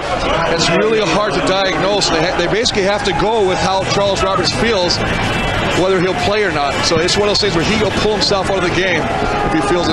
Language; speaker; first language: English; native; English